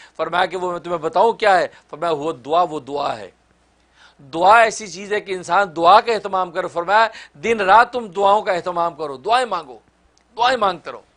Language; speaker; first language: Urdu; native; Urdu